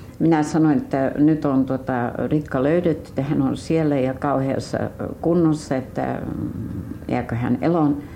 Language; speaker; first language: Finnish; early bilingual, heritage; Finnish